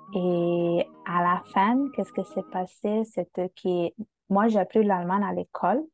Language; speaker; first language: French; non-native, fluent; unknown